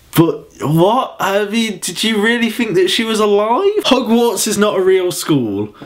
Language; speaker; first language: English; native; English